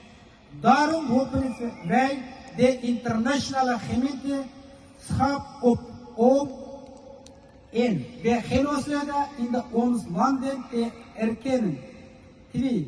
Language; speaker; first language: Dutch; non-native, fluent; Uyghur